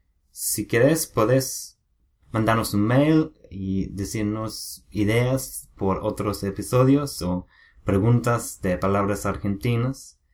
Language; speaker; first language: Spanish; non-native, learner; English